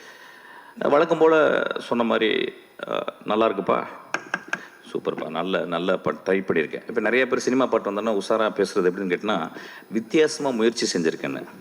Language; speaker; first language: Tamil; native; Tamil